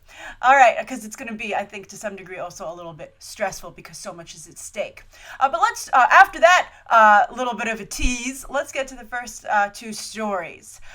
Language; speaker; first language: English; native; English